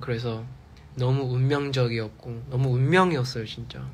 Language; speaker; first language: Korean; non-native, fluent; Chinese